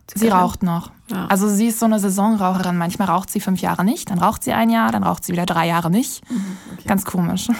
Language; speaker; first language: German; native; German